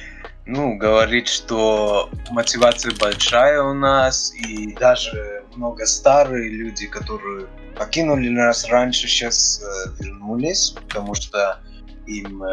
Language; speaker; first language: Russian; early bilingual, heritage; Russian